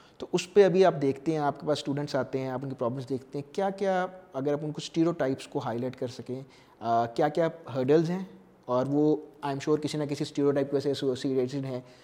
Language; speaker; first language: Urdu; native; Urdu